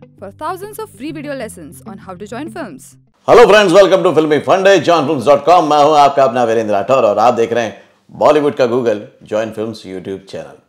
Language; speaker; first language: Hindi; native; Hindi